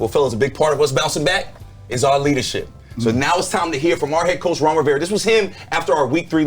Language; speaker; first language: English; native; English